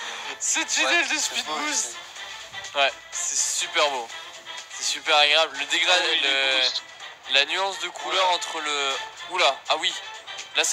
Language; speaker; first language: French; native; French